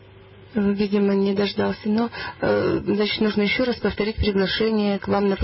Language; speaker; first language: Russian; native; Russian